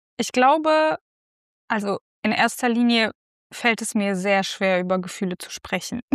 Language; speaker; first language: German; early bilingual, other home language; Russian